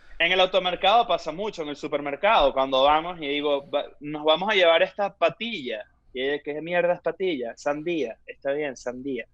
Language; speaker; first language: Spanish; native; Spanish